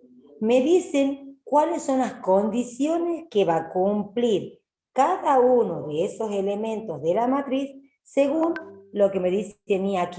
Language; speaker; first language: Spanish; native; Spanish